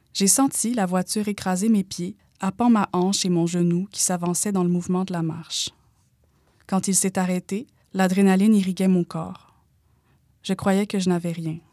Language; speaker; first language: French; native; French